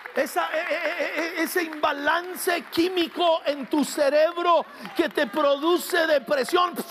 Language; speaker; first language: Spanish; non-native, fluent; English